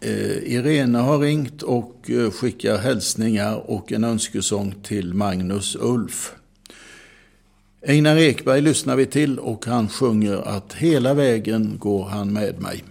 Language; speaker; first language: Swedish; native; Swedish